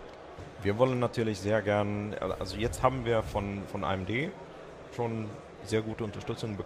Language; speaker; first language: German; non-native, fluent; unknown